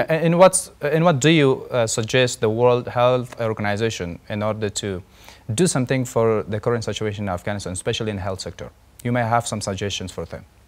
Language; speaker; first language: English; non-native, fluent; Persian